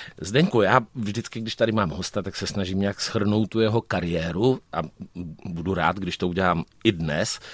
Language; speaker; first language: Czech; native; Czech